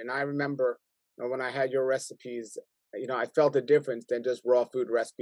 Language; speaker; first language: English; native; English